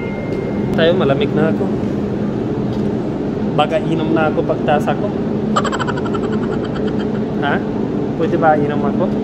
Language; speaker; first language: Filipino; non-native, learner; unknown